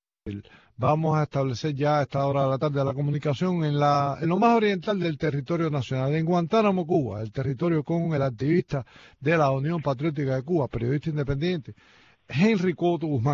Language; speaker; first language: Spanish; native; Spanish